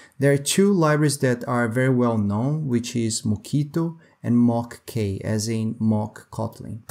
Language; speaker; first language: English; non-native, fluent; Portuguese